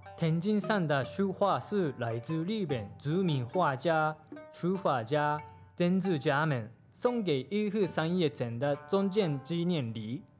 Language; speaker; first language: Chinese; non-native, fluent; Japanese